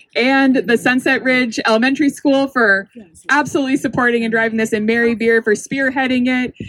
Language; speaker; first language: English; native; English